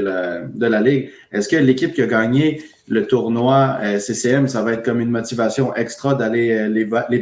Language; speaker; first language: French; native; French